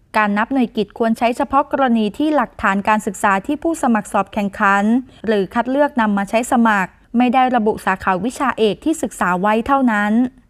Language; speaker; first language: Thai; native; Thai